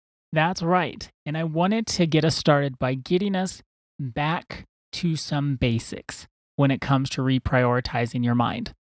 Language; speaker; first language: English; native; English